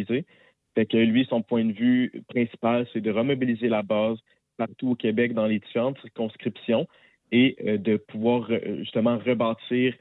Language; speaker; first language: French; native; French